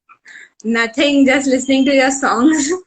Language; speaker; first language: English; non-native, local second language; Hindi